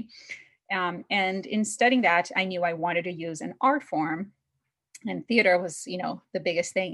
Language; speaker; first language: English; non-native, fluent; Portuguese